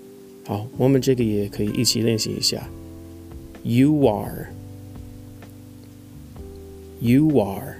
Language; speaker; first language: Chinese; non-native, fluent; English